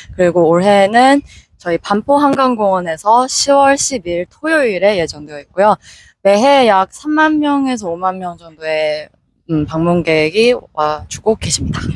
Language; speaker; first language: Korean; early bilingual, heritage; Korean